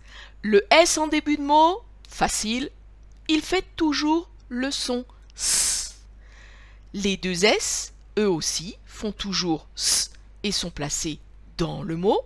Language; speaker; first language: French; native; French